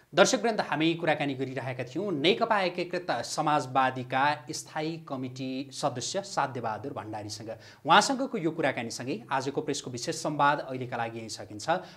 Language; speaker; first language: Nepali; native; Nepali